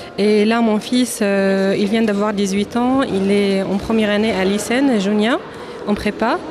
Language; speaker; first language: French; non-native, fluent; Arabic